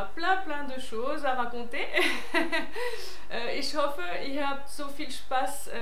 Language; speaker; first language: German; non-native, fluent; French